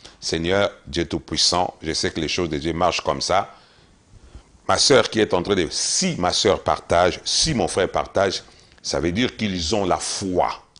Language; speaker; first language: French; non-native, local second language; Lingala